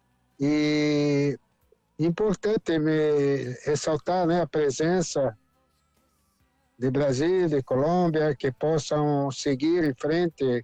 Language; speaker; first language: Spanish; non-native, learner; Portuguese